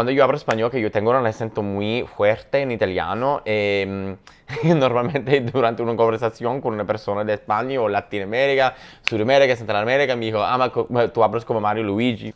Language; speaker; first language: Spanish; non-native, fluent; English